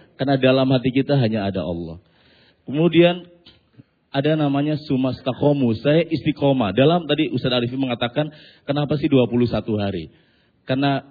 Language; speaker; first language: Indonesian; non-native, local second language; Javanese